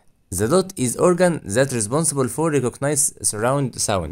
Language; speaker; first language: English; non-native, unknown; Arabic